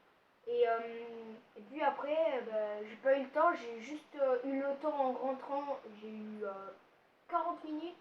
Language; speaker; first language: French; native; French